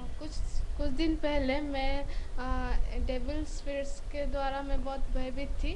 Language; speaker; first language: Hindi; non-native, local second language; Odia